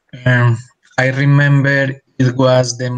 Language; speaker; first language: English; non-native, learner; Spanish